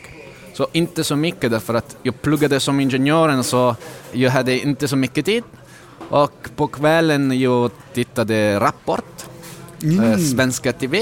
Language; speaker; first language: Swedish; non-native, learner; Italian